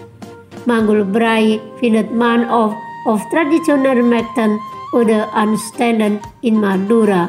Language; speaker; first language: German; non-native, learner; Indonesian